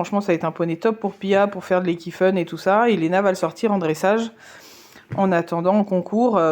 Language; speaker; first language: French; native; French